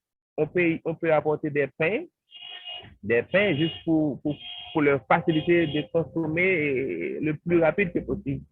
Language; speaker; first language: French; non-native, local second language; Haitian Creole